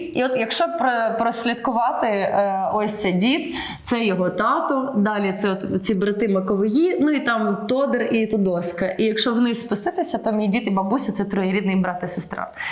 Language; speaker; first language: Ukrainian; early bilingual, heritage; Ukrainian